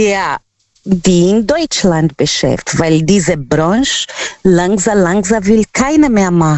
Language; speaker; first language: German; non-native, learner; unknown